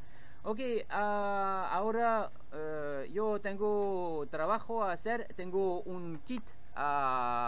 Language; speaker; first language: Spanish; non-native, learner; French